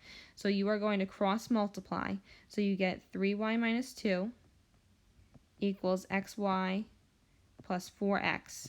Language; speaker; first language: English; native; English